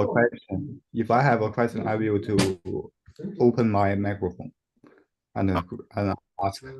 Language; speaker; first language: English; non-native, learner; Chinese